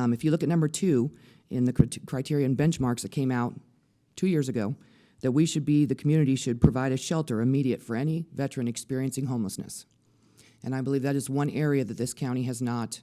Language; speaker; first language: English; native; English